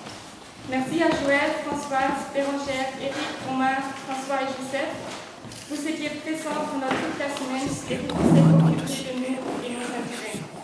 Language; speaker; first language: French; non-native, learner; German